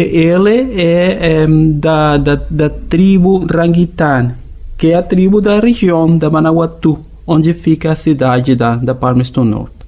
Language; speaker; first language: Portuguese; non-native, fluent; Spanish